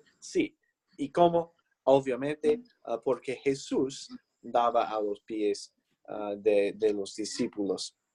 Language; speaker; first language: Spanish; non-native, fluent; English